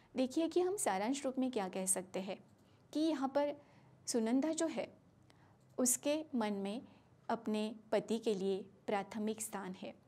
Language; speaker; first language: Hindi; non-native, local second language; Marathi